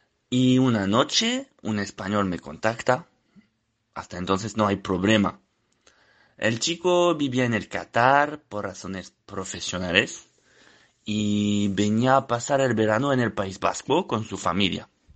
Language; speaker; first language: Spanish; non-native, fluent; French